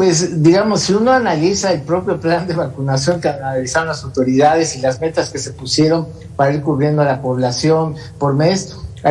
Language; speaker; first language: Spanish; native; Spanish